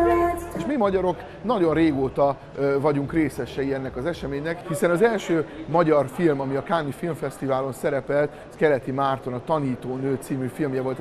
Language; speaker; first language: Hungarian; native; Hungarian